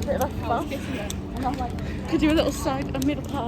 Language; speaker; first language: English; native; English